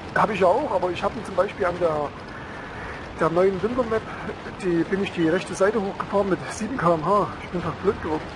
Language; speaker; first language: German; native; German